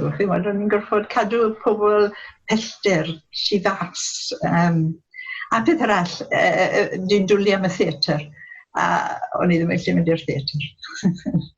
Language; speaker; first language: Welsh; non-native, local second language; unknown